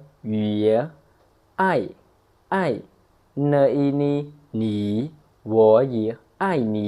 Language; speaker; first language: Chinese; non-native, fluent; Khmer